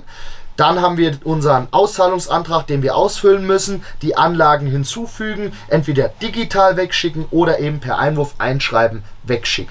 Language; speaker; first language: German; native; German